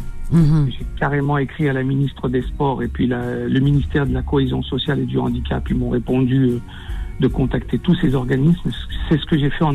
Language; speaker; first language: French; native; French